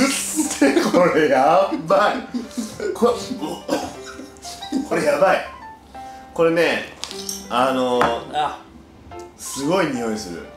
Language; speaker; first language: Japanese; native; Japanese